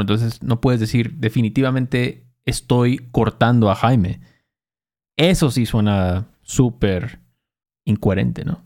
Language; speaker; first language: Spanish; native; Spanish